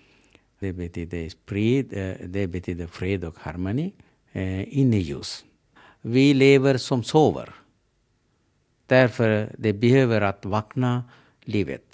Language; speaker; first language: Swedish; non-native, learner; Sinhala